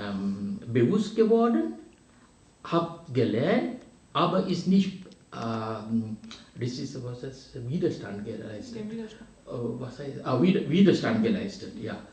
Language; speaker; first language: German; non-native, fluent; Sinhala